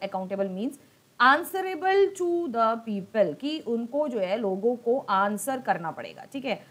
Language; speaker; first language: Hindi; non-native, local second language; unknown